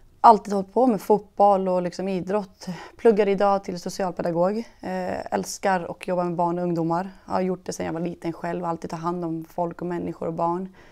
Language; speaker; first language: Swedish; early bilingual, other home language; Persian